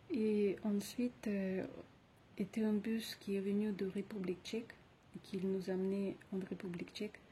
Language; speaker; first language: French; non-native, fluent; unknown